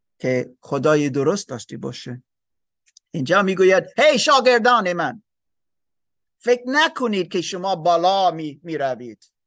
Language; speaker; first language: Persian; non-native, learner; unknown